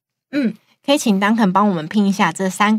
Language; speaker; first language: Chinese; native; Chinese